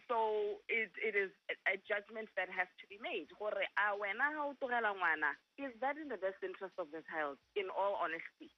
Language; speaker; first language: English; non-native, local second language; Tswana